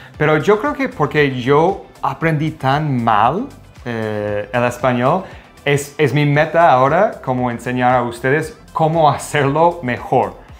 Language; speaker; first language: Spanish; non-native, fluent; English